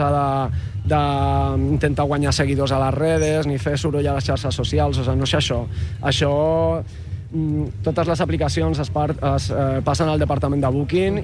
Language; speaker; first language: Catalan; non-native, local second language; Spanish